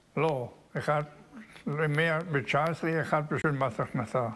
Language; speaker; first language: Hebrew; non-native, learner; German